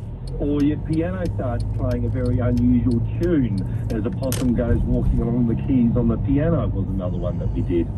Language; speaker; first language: English; native; English